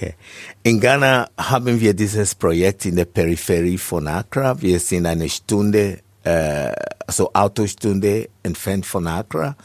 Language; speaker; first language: German; non-native, fluent; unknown